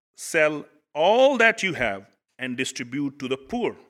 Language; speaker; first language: English; non-native, local second language; Urdu